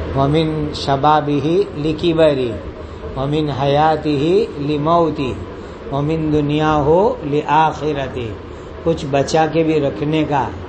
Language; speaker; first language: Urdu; non-native, local second language; Gujarati